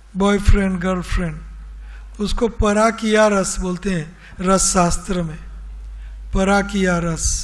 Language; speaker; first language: Hindi; non-native, local second language; Gujarati